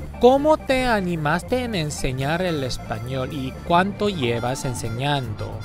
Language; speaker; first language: Spanish; non-native, fluent; Korean